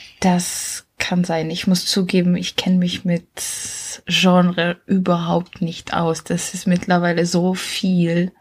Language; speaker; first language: German; non-native, fluent; Czech